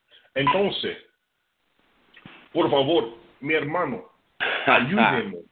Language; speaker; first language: Spanish; non-native, fluent; English